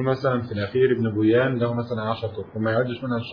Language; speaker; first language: Arabic; native; Arabic